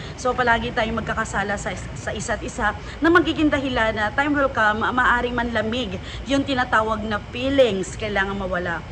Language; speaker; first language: Filipino; native; Filipino